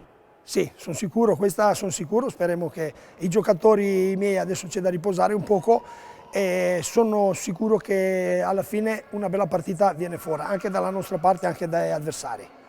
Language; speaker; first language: Italian; non-native, learner; Romanian